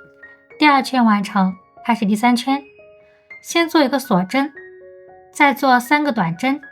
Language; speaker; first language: Chinese; native; Chinese